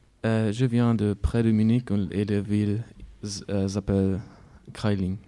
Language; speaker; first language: French; non-native, learner; German